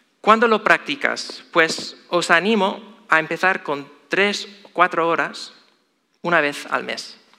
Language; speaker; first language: Spanish; non-native, fluent; English